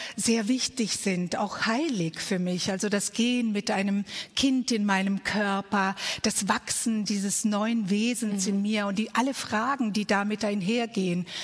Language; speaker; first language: German; early bilingual, other home language; Croatian